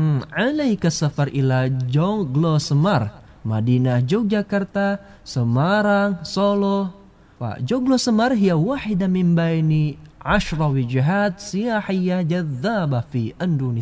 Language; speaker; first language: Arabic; non-native, fluent; Indonesian